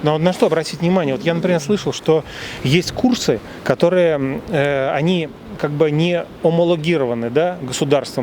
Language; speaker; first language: Russian; native; Russian